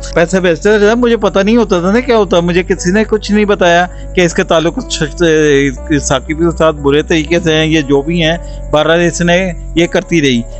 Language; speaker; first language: Urdu; non-native, local second language; Punjabi